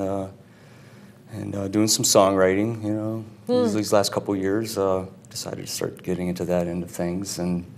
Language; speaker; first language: English; native; English